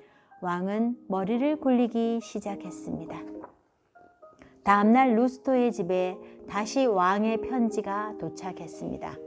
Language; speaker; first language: Korean; native; Korean